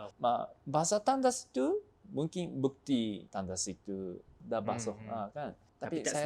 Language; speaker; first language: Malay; non-native, fluent; Japanese